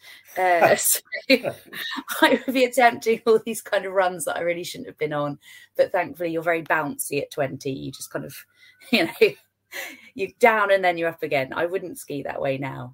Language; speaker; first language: English; native; English